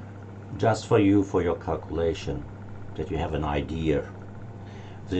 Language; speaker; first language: English; non-native, learner; German